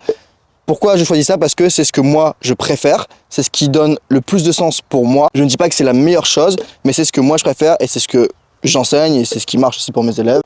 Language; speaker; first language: French; native; French